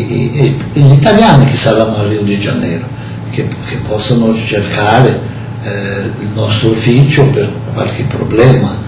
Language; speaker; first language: Italian; non-native, fluent; Portuguese